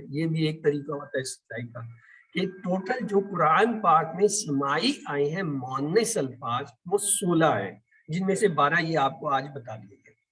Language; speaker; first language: Urdu; native; Urdu